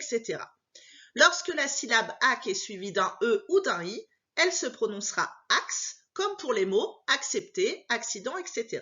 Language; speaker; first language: French; native; French